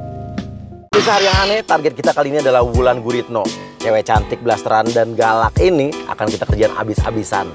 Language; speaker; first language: Indonesian; native; Indonesian